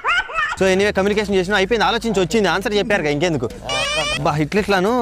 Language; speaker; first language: Telugu; native; Telugu